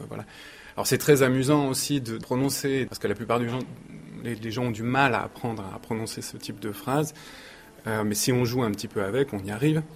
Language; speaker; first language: French; native; French